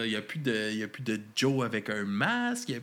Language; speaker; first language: French; native; French